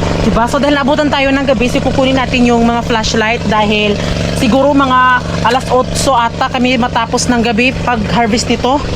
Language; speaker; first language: Filipino; non-native, local second language; Cebuano